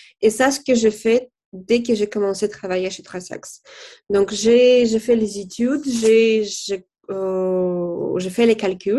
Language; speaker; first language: French; non-native, fluent; Russian